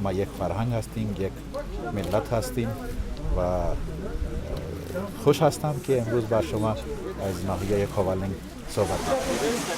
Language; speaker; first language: Persian; non-native, fluent; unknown